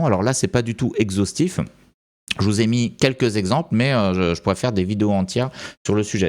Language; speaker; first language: French; native; French